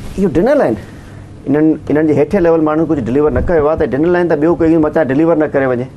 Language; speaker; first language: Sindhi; non-native, local second language; Urdu